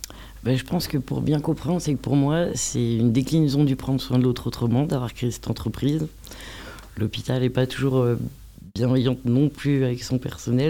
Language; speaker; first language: French; native; French